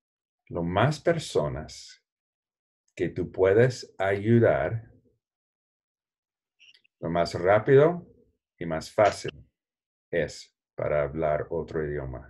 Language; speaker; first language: Spanish; non-native, learner; English